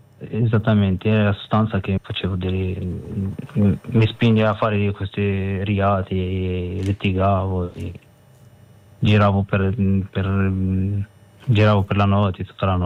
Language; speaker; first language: Italian; non-native, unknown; Arabic